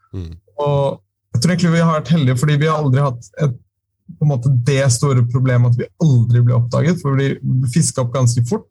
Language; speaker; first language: Norwegian; native; Norwegian